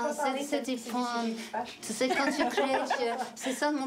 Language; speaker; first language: French; non-native, learner; English